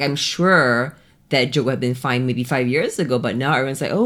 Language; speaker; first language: English; native; English